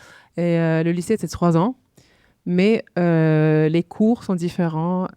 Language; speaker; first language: French; non-native, fluent; Norwegian